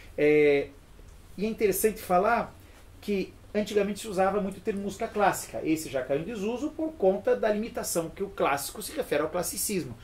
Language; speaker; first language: Portuguese; early bilingual, other home language; French